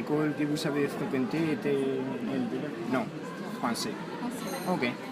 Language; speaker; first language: French; non-native, learner; Spanish